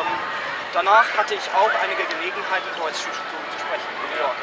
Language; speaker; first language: German; non-native, learner; English